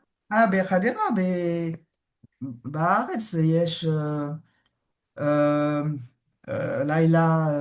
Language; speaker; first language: Hebrew; non-native, learner; French